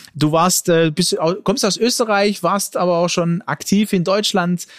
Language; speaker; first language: German; early bilingual, other home language; Greek